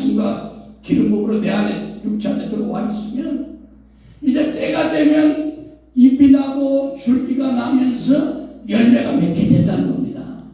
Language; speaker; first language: Korean; native; Korean